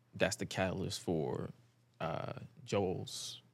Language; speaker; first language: English; native; English